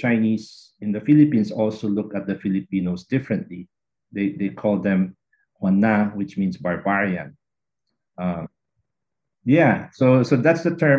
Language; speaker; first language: English; non-native, local second language; Min Nan Chinese